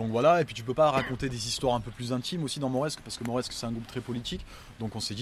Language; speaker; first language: French; native; French